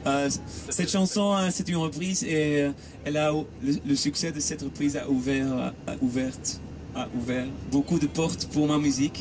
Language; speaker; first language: French; non-native, local second language; Dutch